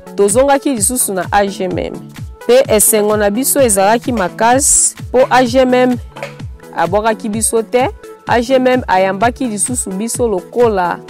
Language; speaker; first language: Lingala; native; Lingala